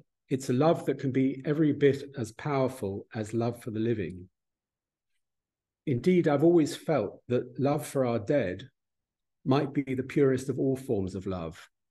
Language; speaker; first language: English; native; English